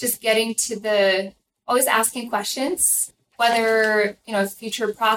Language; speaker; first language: English; non-native, fluent; Ukrainian